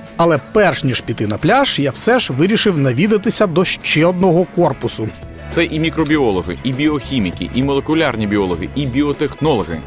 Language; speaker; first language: Ukrainian; native; Ukrainian